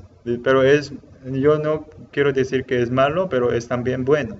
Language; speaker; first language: Spanish; non-native, learner; Korean